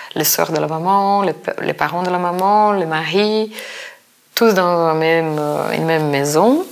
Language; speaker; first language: French; non-native, fluent; Portuguese